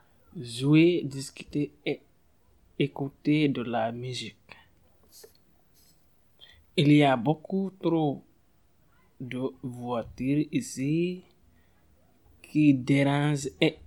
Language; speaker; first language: French; non-native, learner; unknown